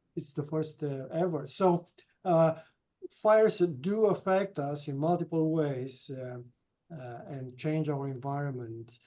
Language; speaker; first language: English; non-native, fluent; Romanian